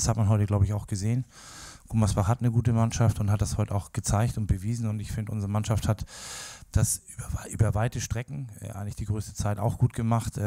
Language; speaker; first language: German; native; German